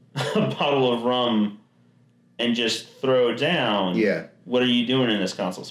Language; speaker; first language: English; native; English